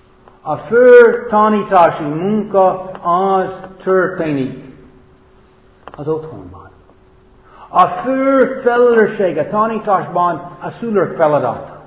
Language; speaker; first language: Hungarian; non-native, fluent; English